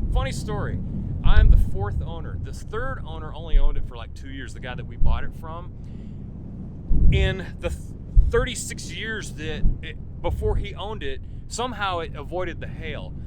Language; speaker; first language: English; native; English